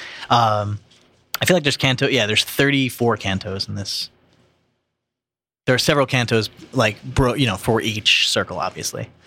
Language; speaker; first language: English; native; English